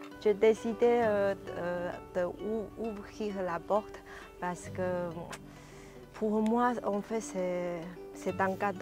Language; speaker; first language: French; non-native, learner; Chinese